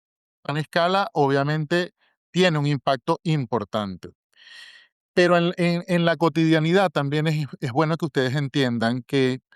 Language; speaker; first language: Spanish; native; Spanish